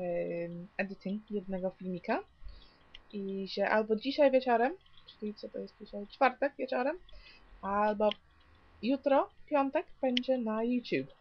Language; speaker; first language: Polish; early bilingual, heritage; Polish